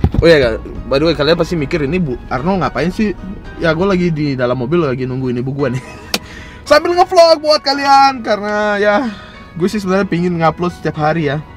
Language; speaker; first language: Indonesian; non-native, fluent; Russian